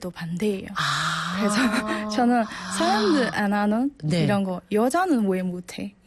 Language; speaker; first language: Korean; non-native, learner; Burmese